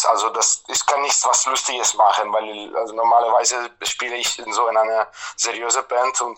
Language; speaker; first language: German; non-native, fluent; Italian